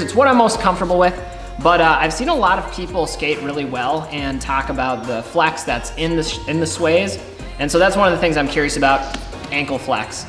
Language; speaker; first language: English; native; English